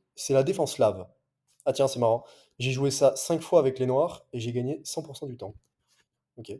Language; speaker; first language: French; native; French